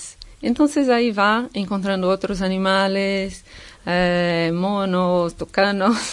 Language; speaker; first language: Spanish; non-native, fluent; Portuguese